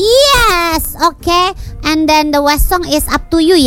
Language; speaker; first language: English; non-native, local second language; Indonesian